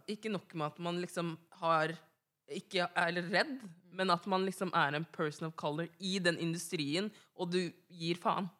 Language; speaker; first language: Norwegian; early bilingual, other home language; Wolof